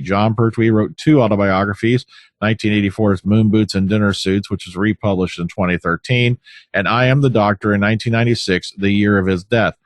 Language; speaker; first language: English; native; English